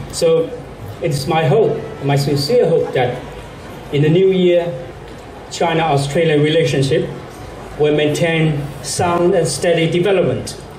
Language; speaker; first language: English; non-native, fluent; Chinese